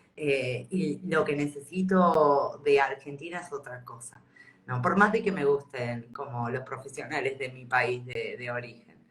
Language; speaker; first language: Spanish; native; Spanish